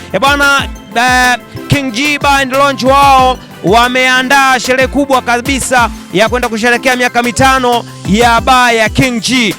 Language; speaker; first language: Swahili; native; Swahili